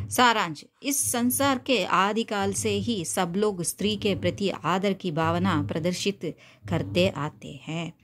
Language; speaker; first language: Hindi; non-native, local second language; Tamil